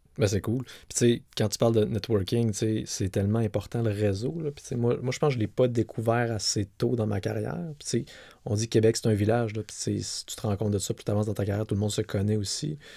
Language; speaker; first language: French; native; French